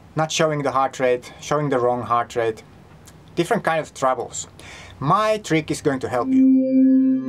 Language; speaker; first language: English; non-native, fluent; Finnish